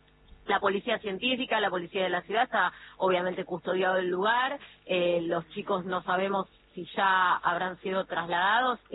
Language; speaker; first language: Spanish; native; Spanish